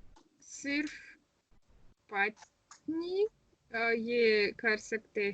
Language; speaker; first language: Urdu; non-native, learner; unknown